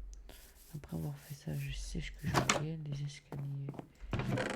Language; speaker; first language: French; native; French